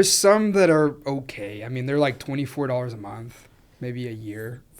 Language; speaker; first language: English; non-native, fluent; Spanish